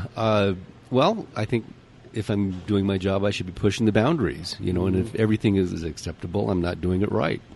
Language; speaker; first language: English; native; English